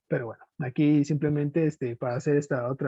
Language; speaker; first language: Spanish; native; Spanish